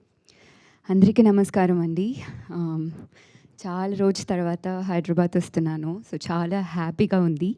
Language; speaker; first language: Telugu; non-native, learner; Tamil